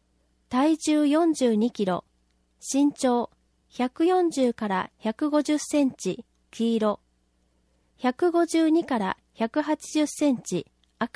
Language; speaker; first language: Japanese; native; Japanese